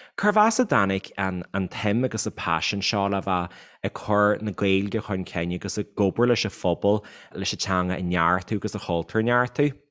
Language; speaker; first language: Irish; native; Irish